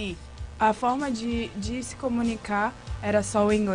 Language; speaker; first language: Portuguese; early bilingual, other home language; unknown